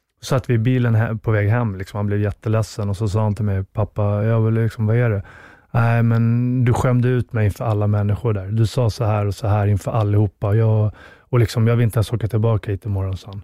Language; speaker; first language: Swedish; native; Swedish